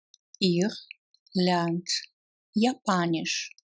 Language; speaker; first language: German; non-native, fluent; Russian